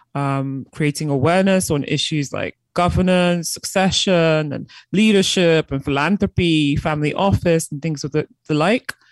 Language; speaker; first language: English; early bilingual, other home language; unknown